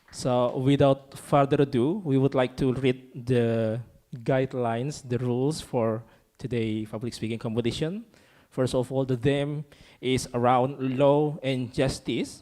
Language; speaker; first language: English; non-native, fluent; Indonesian